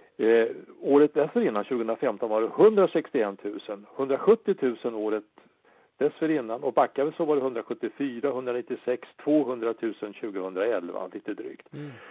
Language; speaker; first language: Swedish; native; Swedish